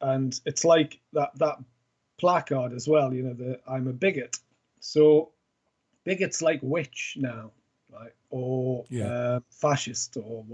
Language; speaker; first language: English; native; English